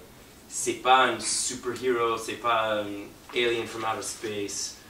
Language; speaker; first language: French; non-native, fluent; English